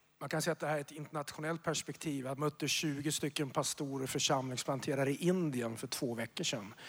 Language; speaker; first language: Swedish; native; Swedish